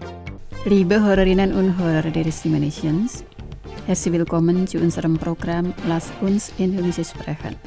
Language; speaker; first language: German; non-native, fluent; Indonesian